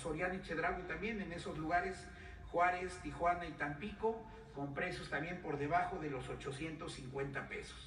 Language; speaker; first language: Spanish; native; Spanish